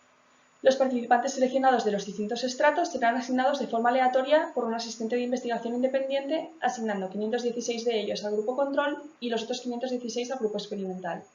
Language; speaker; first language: Spanish; native; Spanish